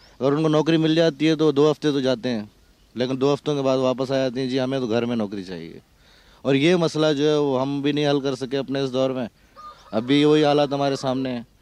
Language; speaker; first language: Urdu; non-native, local second language; Sindhi